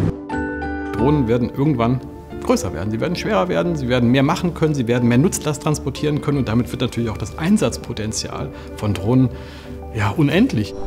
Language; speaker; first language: German; native; German